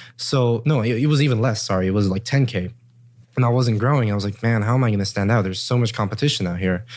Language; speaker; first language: English; early bilingual, heritage; English